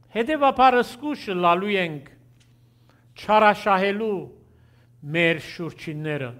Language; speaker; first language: Armenian; early bilingual, heritage; Armenian